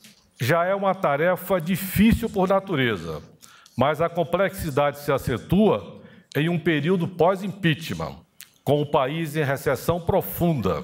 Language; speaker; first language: Portuguese; native; Portuguese